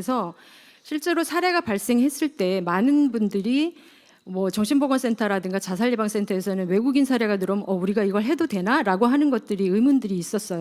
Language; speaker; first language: Korean; native; Korean